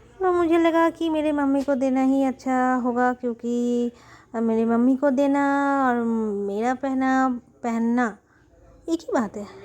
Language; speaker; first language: Hindi; non-native, local second language; Bangla